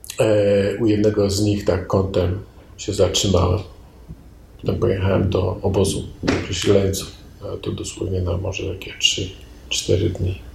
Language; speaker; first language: Polish; native; Polish